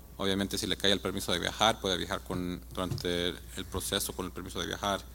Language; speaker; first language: Spanish; early bilingual, heritage; Spanish